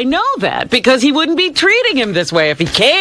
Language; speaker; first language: English; native; English